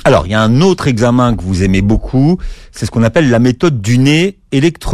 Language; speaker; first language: French; native; French